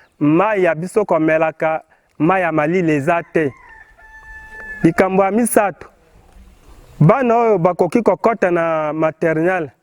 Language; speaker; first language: Lingala; non-native, local second language; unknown